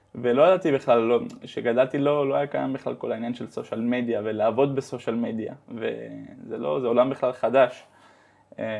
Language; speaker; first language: Hebrew; early bilingual, heritage; Dutch